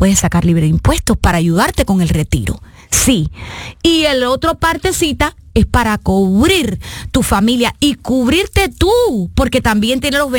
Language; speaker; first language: Spanish; native; Spanish